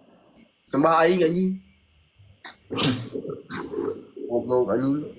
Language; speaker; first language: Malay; non-native, local second language; Sundanese